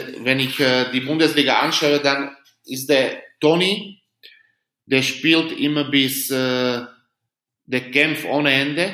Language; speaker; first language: German; non-native, fluent; Slovak